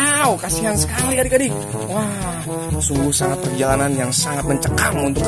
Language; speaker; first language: Indonesian; native; Indonesian